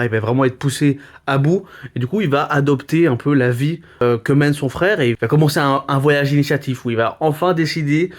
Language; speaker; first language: French; native; French